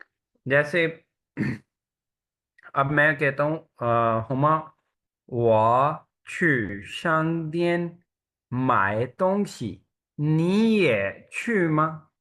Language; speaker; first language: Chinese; non-native, fluent; Urdu